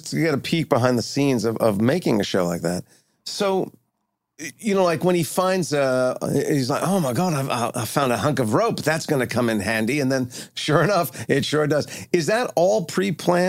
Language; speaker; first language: English; native; English